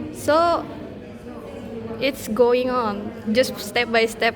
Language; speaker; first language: English; non-native, learner; Indonesian